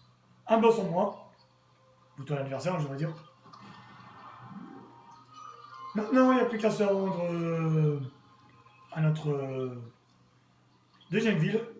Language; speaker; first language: French; native; French